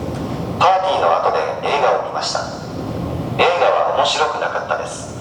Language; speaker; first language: Japanese; non-native, learner; Bangla